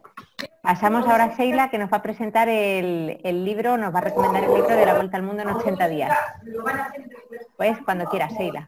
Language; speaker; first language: Spanish; native; Spanish